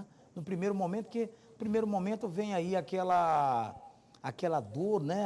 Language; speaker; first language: Portuguese; native; Portuguese